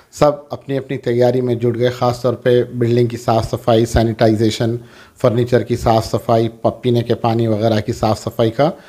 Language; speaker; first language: Urdu; native; Urdu